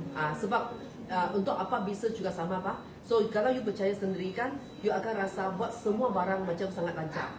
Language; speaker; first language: Malay; non-native, local second language; Chinese